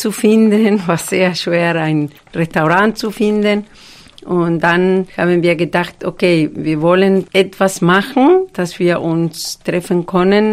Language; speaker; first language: German; non-native, fluent; Spanish